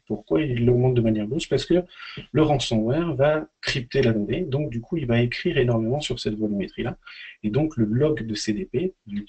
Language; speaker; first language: French; native; French